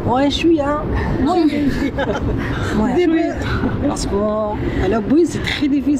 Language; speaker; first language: French; non-native, learner; Arabic